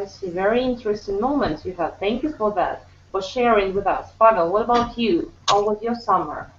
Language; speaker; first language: English; non-native, fluent; Russian